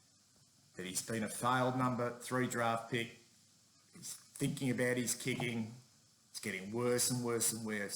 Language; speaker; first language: English; native; English